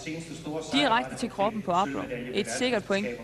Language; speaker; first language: Danish; native; Danish